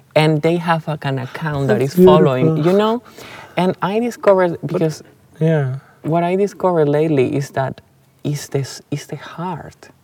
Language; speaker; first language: English; non-native, fluent; Spanish